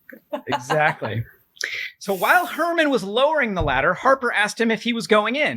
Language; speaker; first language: English; native; English